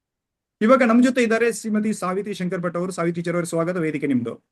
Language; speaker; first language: Kannada; native; Kannada